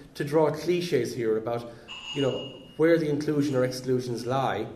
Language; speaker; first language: English; native; English